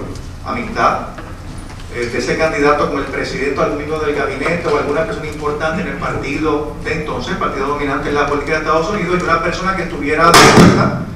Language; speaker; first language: Spanish; native; Spanish